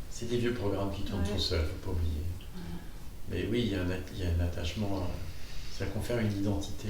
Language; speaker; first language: French; native; French